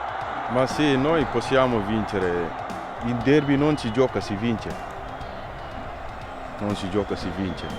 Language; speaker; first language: Italian; non-native, fluent; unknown